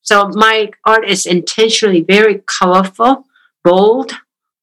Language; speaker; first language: English; non-native, fluent; Korean